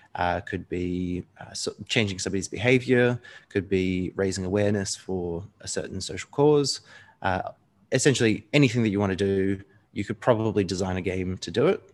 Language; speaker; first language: English; native; English